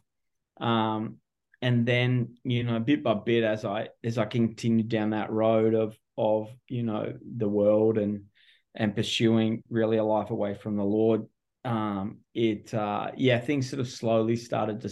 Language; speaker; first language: English; native; English